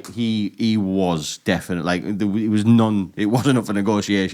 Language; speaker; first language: English; native; English